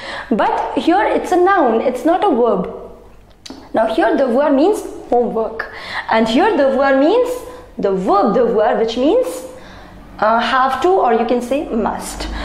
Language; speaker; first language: English; non-native, local second language; Hindi